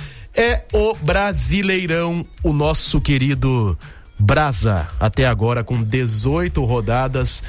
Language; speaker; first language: Portuguese; native; Portuguese